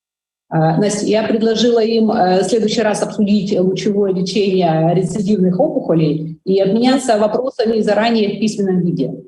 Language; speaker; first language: Russian; native; Russian